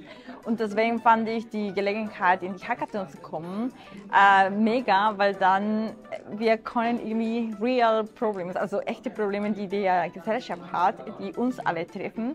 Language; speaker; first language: German; non-native, fluent; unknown